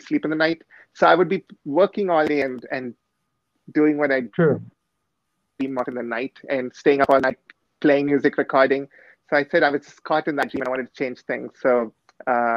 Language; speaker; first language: English; native; English